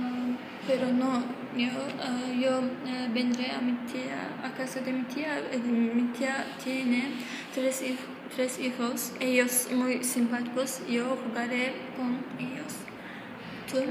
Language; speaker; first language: Spanish; non-native, learner; Azerbaijani